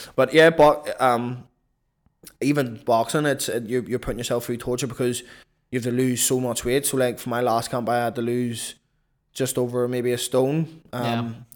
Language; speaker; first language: English; native; English